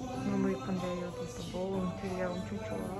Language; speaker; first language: Korean; non-native, learner; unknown